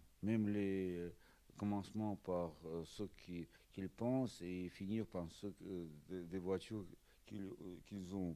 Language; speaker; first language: French; non-native, fluent; Russian